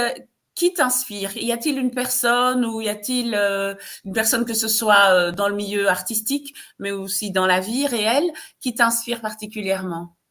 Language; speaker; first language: French; native; French